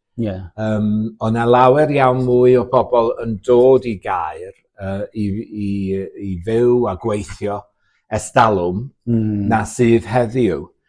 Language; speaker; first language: Welsh; native; Welsh